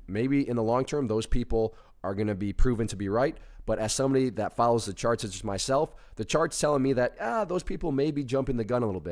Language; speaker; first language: English; native; English